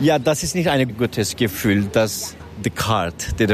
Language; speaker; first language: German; non-native, learner; Kurdish